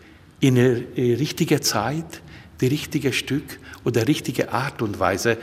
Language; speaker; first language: German; non-native, fluent; Hungarian